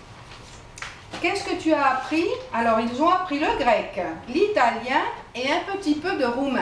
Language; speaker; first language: French; non-native, fluent; Spanish